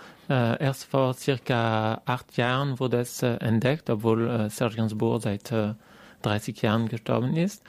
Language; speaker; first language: German; non-native, fluent; French